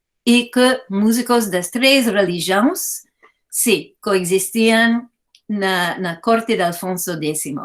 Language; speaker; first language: Portuguese; non-native, fluent; English